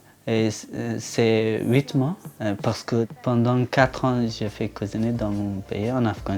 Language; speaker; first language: French; non-native, learner; Persian